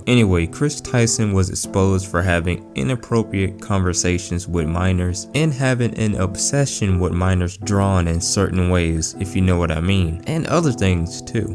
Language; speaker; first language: English; native; English